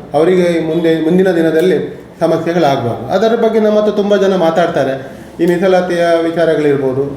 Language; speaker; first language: Kannada; non-native, local second language; Tulu